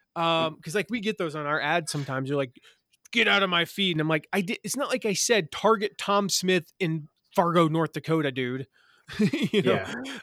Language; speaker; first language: English; native; English